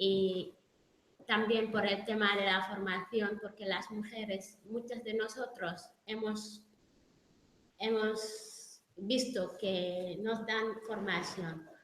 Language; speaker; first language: Spanish; non-native, fluent; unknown